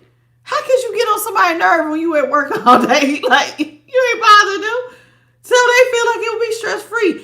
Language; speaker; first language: English; native; English